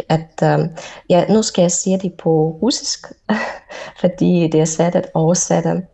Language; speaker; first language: Danish; non-native, fluent; Russian